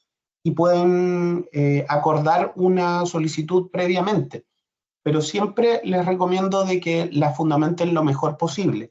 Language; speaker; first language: Spanish; native; Spanish